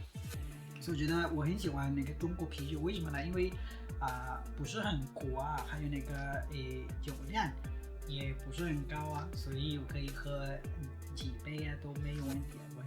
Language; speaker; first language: Chinese; non-native, fluent; Spanish